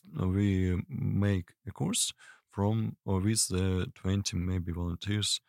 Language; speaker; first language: English; non-native, learner; Russian